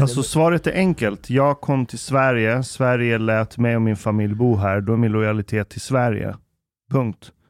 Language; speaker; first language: Swedish; native; Swedish